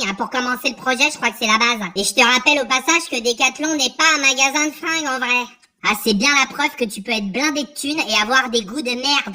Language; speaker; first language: French; native; French